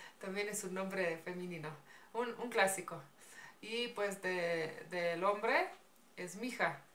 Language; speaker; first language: Spanish; non-native, fluent; Slovenian